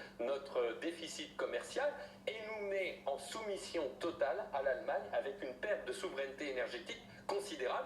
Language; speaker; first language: French; native; French